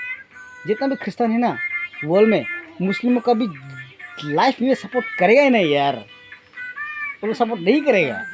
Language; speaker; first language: Hindi; non-native, local second language; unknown